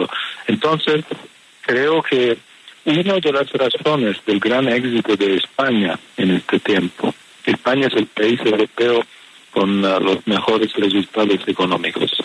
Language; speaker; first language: Spanish; non-native, fluent; Italian